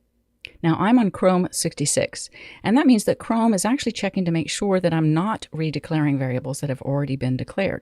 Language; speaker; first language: English; native; English